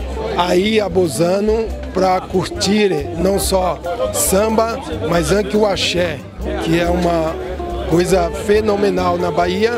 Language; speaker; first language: Italian; non-native, learner; Portuguese